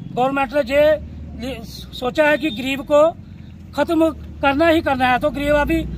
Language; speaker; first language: Hindi; native; Hindi